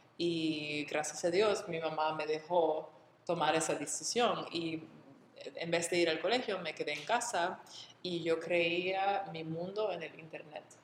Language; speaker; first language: Spanish; early bilingual, other home language; English